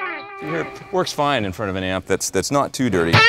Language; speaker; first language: English; native; English